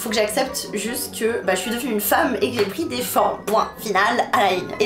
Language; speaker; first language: French; native; French